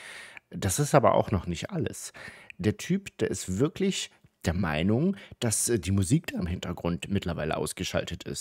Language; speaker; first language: German; native; German